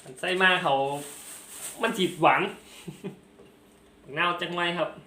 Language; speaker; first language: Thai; non-native, local second language; Lao